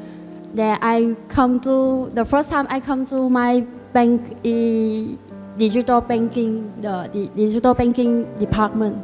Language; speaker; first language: English; non-native, learner; Vietnamese